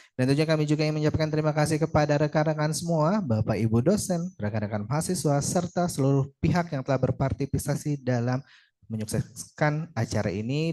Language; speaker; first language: Indonesian; native; Indonesian